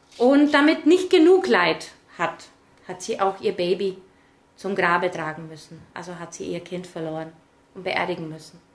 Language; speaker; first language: German; early bilingual, other home language; Czech